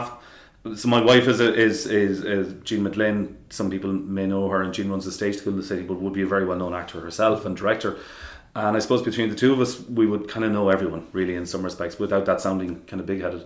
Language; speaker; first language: English; native; English